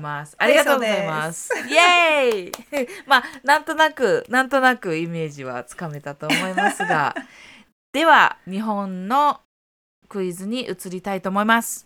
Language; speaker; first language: Japanese; native; Japanese